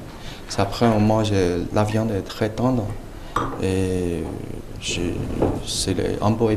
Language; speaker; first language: French; non-native, learner; Chinese